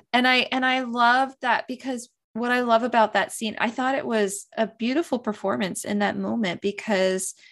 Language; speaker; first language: English; native; English